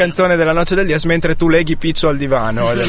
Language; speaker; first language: Italian; native; Italian